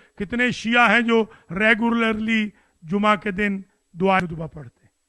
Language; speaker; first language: Urdu; non-native, local second language; Punjabi